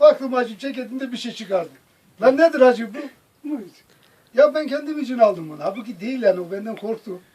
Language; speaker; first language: Turkish; native; Turkish